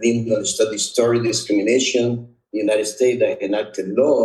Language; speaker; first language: English; non-native, fluent; Spanish